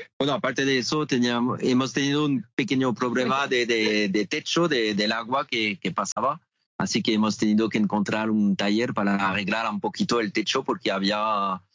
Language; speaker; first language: Spanish; non-native, fluent; French